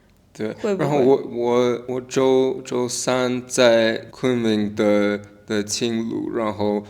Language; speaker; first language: Chinese; non-native, learner; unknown